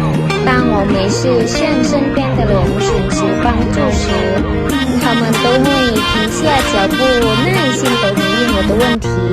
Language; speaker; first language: Chinese; non-native, fluent; Lao